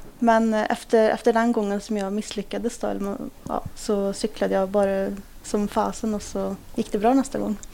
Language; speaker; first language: Swedish; early bilingual, other home language; Kurdish